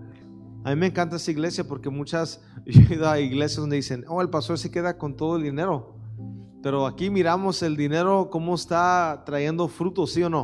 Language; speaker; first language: Spanish; early bilingual, heritage; Spanish